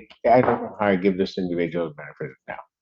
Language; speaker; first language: English; native; English